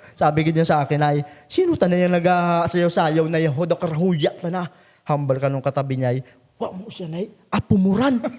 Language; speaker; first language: Filipino; native; Filipino